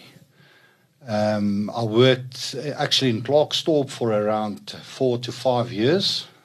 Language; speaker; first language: English; non-native, local second language; Afrikaans